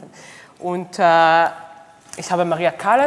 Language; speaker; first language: German; non-native, learner; Hebrew